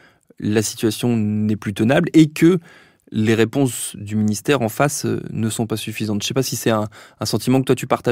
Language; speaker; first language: French; native; French